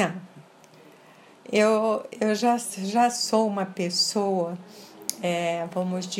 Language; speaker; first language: Portuguese; early bilingual, other home language; French